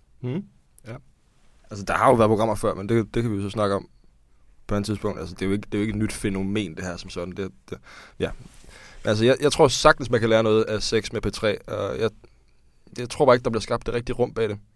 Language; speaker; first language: Danish; native; Danish